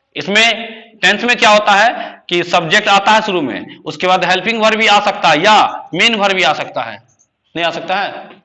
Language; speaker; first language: Hindi; native; Hindi